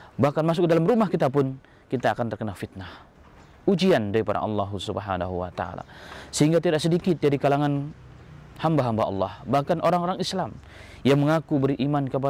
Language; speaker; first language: Indonesian; native; Indonesian